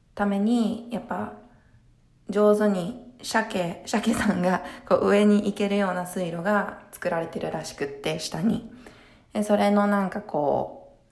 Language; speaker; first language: Japanese; early bilingual, heritage; Japanese